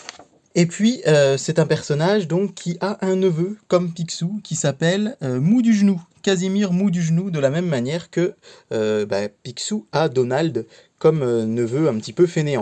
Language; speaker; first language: French; native; French